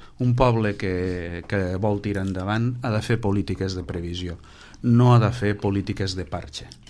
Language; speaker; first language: Catalan; native; Catalan